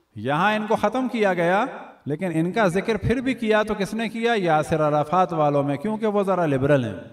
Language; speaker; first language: Urdu; native; Urdu